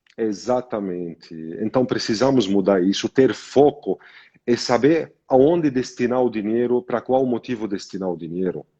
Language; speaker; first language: Portuguese; non-native, fluent; Arabic